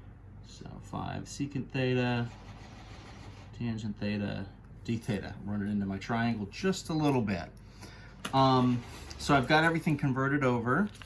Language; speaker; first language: English; native; English